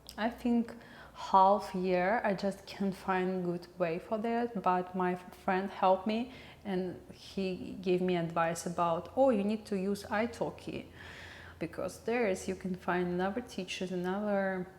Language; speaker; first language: English; non-native, learner; Russian